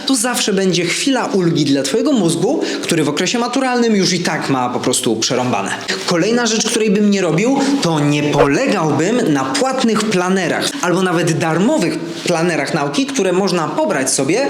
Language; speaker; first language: Polish; native; Polish